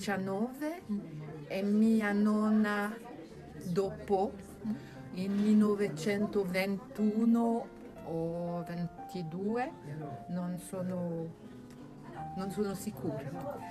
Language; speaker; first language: Italian; non-native, learner; French